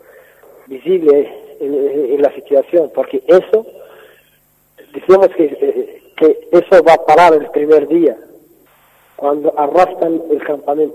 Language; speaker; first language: Spanish; non-native, fluent; Arabic